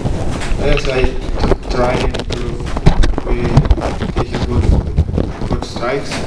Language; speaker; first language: English; non-native, learner; Lithuanian